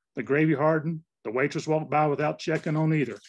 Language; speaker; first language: English; native; English